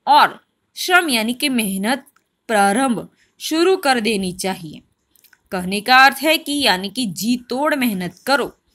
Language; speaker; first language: Hindi; non-native, local second language; Gujarati